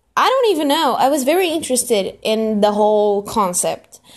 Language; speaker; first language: English; non-native, fluent; Portuguese